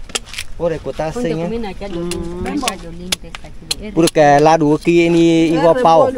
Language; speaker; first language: Portuguese; non-native, learner; Vietnamese